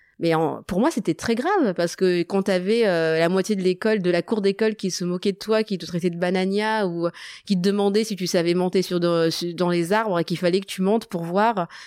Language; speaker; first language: French; native; French